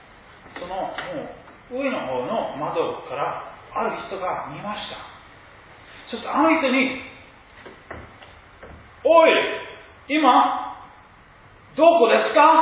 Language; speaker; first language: Japanese; non-native, fluent; English